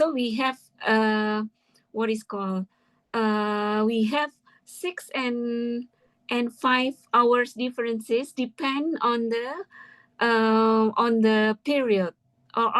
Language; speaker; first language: English; non-native, fluent; Indonesian